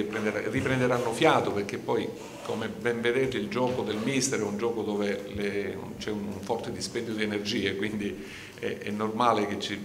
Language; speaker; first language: Italian; native; Italian